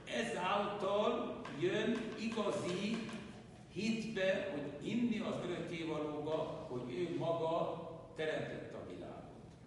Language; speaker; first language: Hungarian; non-native, local second language; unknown